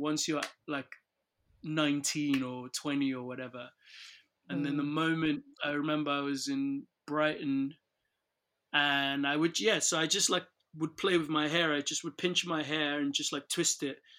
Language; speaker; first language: English; non-native, local second language; Yoruba